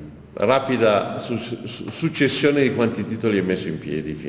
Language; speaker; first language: Italian; native; Italian